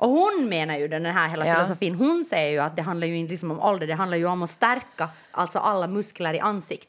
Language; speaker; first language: Swedish; native; Swedish